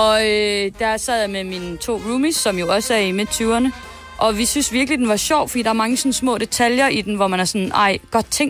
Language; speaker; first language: Danish; native; Danish